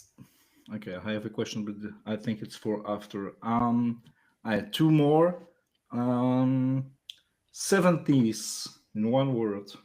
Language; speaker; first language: English; non-native, learner; French